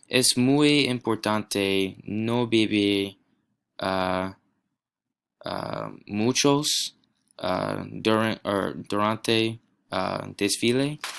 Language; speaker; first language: Spanish; non-native, learner; English